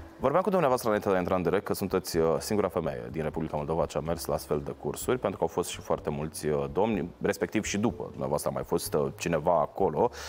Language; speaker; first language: Romanian; native; Romanian